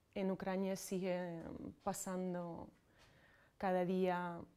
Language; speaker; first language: Spanish; non-native, fluent; Ukrainian